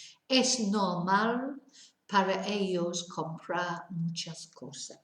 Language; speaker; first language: Spanish; non-native, fluent; English